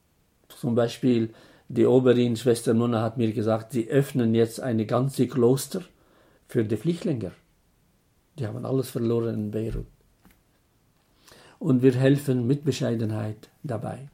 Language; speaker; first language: German; non-native, fluent; Arabic